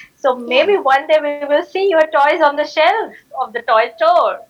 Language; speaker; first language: English; non-native, local second language; Marathi